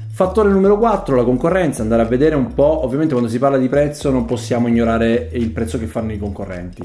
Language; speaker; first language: Italian; native; Italian